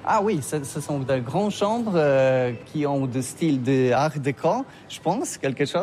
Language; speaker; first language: French; non-native, learner; Polish